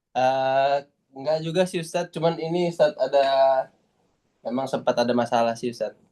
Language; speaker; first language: Indonesian; native; Indonesian